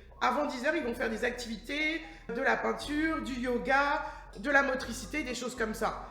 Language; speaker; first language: French; native; French